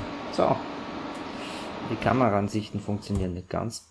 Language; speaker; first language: German; native; German